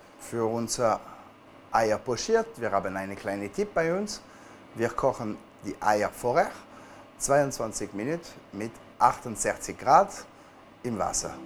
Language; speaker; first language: German; non-native, learner; French